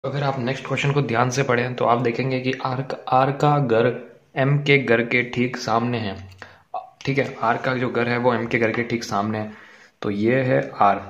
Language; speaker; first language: Hindi; native; Hindi